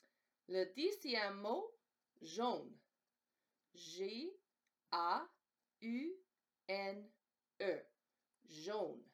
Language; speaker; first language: French; non-native, fluent; English